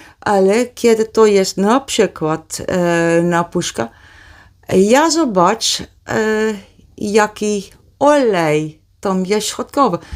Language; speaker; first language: Polish; non-native, learner; Dutch